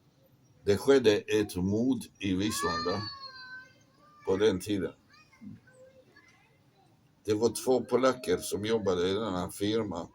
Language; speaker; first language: Swedish; non-native, fluent; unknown